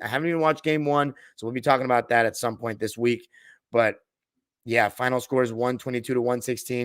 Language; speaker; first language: English; native; English